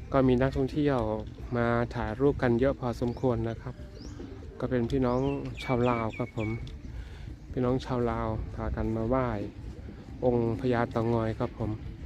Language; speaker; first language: Thai; native; Thai